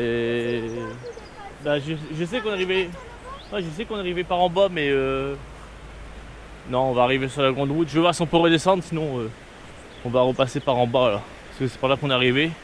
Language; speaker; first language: French; native; French